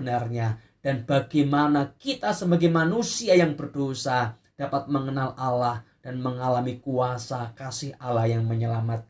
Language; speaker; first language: Indonesian; native; Indonesian